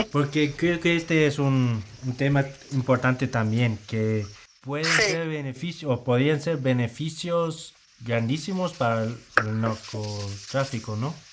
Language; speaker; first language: Spanish; non-native, fluent; English